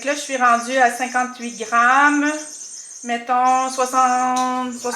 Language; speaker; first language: French; native; French